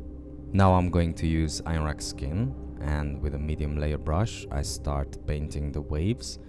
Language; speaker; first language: English; non-native, fluent; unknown